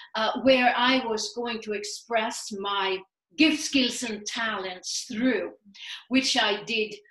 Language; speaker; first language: English; non-native, fluent; Swedish